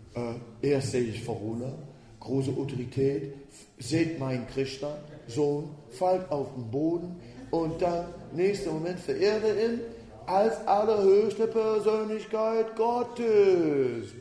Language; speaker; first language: German; non-native, fluent; Dutch